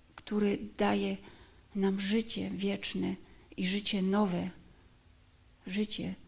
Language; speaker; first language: Polish; native; Polish